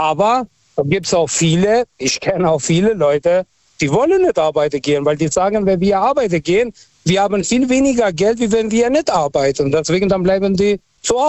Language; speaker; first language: German; non-native, fluent; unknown